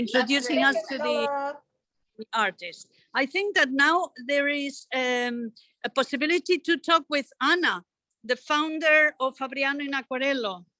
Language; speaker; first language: English; non-native, fluent; Spanish